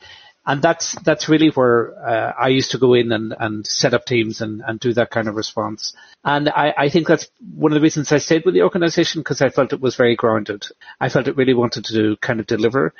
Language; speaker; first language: English; native; English